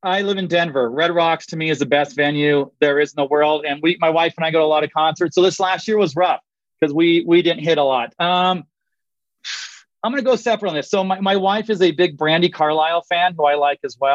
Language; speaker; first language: English; native; English